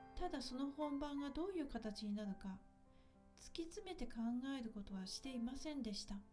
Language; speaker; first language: Japanese; native; Japanese